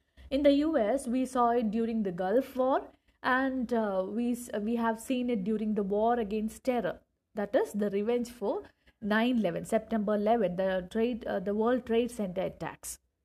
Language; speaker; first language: English; non-native, local second language; Malayalam